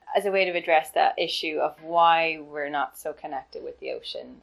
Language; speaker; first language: English; native; English